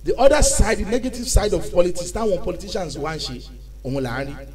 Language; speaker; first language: English; non-native, local second language; Yoruba